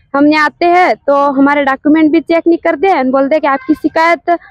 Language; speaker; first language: Hindi; native; Hindi